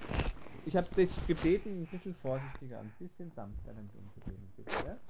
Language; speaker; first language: German; native; German